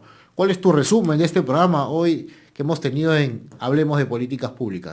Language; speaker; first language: Spanish; native; Spanish